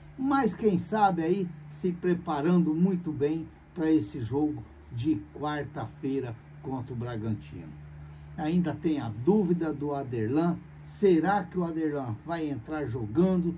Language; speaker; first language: Portuguese; native; Portuguese